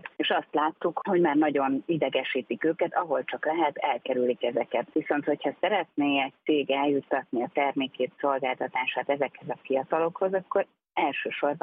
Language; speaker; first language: Hungarian; native; Hungarian